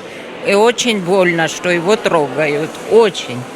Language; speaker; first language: Russian; non-native, fluent; Armenian